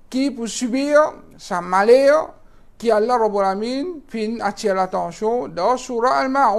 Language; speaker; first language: French; non-native, local second language; Morisyen